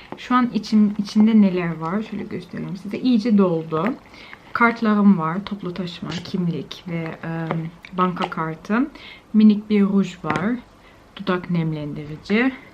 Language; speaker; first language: Turkish; early bilingual, heritage; Turkish